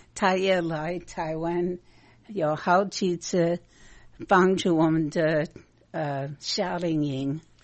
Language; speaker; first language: Chinese; non-native, fluent; English